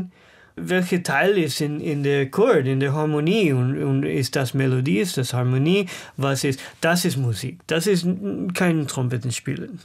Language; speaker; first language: German; non-native, learner; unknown